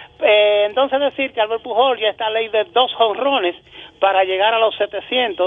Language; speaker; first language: Spanish; native; Spanish